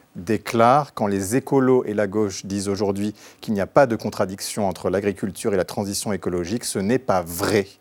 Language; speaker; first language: French; native; French